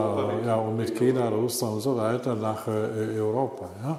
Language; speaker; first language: German; non-native, learner; Italian